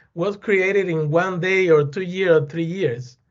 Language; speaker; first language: English; non-native, fluent; Spanish